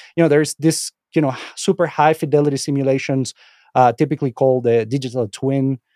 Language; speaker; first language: English; non-native, fluent; Spanish